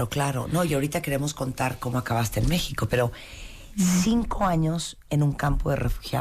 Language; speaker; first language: Spanish; native; Spanish